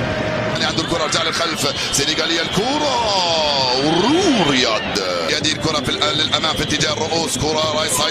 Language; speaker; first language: Arabic; native; Arabic